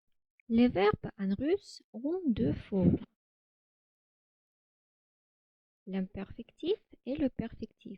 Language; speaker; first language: French; non-native, fluent; Russian